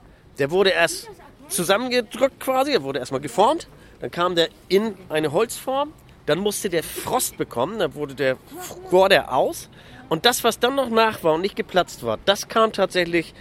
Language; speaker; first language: German; native; German